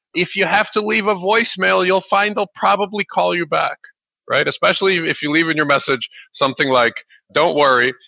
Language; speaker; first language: English; early bilingual, other home language; Russian